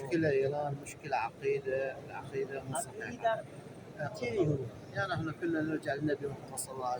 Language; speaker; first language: Arabic; native; Arabic